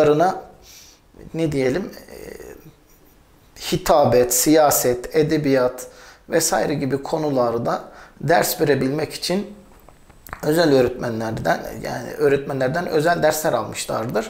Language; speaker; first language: Turkish; native; Turkish